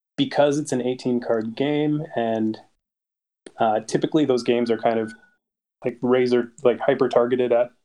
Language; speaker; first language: English; native; English